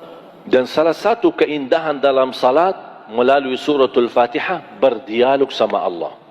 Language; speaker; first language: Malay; non-native, fluent; Arabic